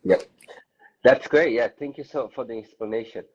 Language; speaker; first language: English; non-native, fluent; Portuguese